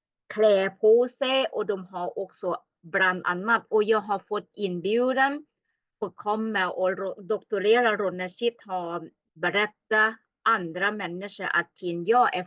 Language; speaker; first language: Swedish; non-native, learner; Thai